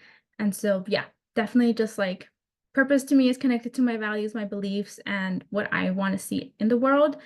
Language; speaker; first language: English; native; English